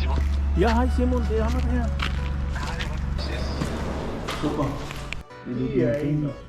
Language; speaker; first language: Danish; non-native, fluent; Arabic